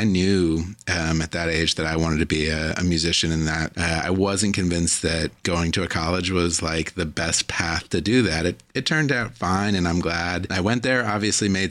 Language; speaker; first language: English; native; English